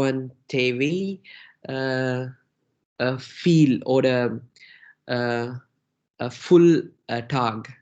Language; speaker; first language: German; non-native, learner; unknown